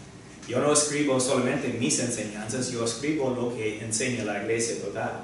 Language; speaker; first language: Spanish; non-native, fluent; English